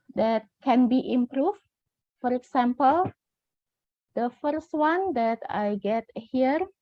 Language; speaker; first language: English; non-native, fluent; Indonesian